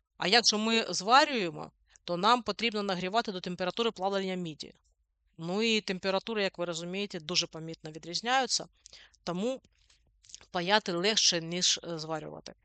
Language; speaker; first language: Ukrainian; non-native, local second language; Russian